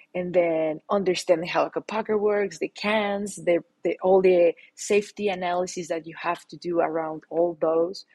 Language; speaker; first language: English; non-native, fluent; Spanish